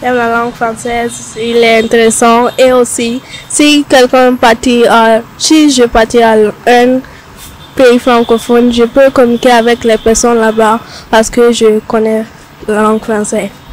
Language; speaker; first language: French; non-native, learner; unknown